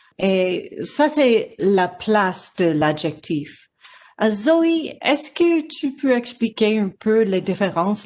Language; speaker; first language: French; non-native, learner; English